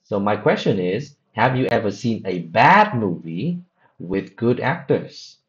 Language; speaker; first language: English; non-native, fluent; Vietnamese